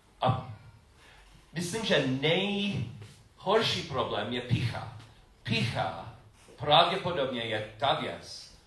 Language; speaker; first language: Czech; non-native, learner; English